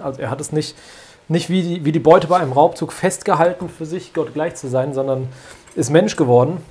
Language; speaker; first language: German; native; German